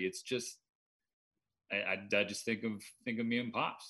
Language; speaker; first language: English; native; English